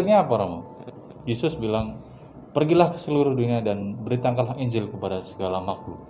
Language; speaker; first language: Indonesian; native; Indonesian